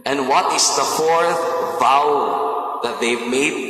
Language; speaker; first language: English; non-native, local second language; Filipino